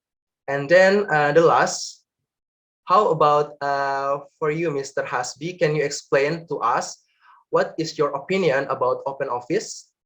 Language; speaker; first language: English; non-native, learner; Indonesian